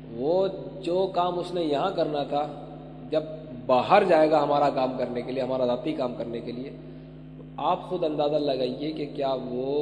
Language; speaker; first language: Urdu; native; Urdu